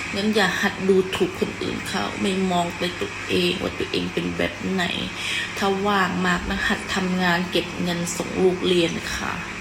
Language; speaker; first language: Thai; non-native, fluent; Khmer